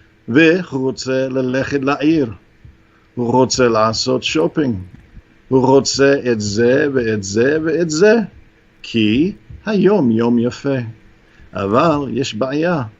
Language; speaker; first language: Hebrew; non-native, fluent; English